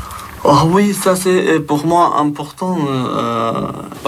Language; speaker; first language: French; non-native, learner; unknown